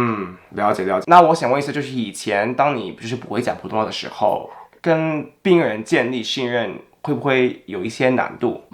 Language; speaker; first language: Chinese; non-native, fluent; English